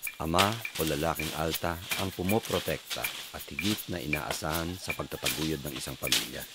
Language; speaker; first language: Filipino; native; Filipino